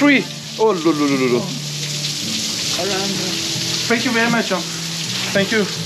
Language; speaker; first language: English; non-native, learner; French